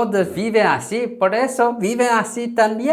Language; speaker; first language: Spanish; non-native, learner; Korean